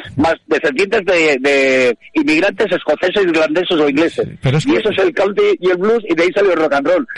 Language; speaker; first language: Spanish; native; Spanish